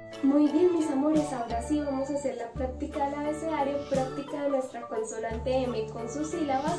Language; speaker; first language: Spanish; native; Spanish